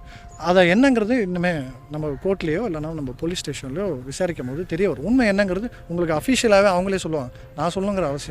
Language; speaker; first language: Tamil; native; Tamil